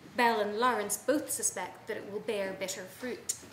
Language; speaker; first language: English; native; English